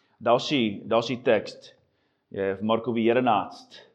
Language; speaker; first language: Czech; non-native, fluent; English